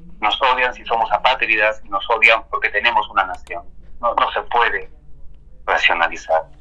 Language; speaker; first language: Spanish; native; Spanish